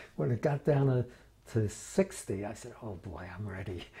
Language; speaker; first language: English; native; English